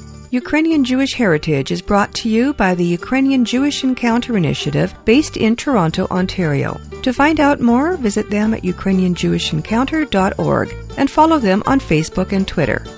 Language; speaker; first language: English; early bilingual, other home language; Ukrainian